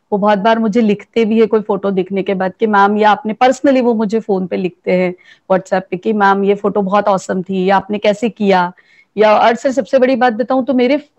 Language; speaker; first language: Hindi; native; Hindi